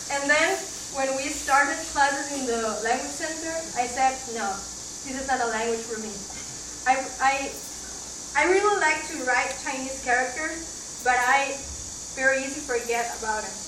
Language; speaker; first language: English; non-native, fluent; Spanish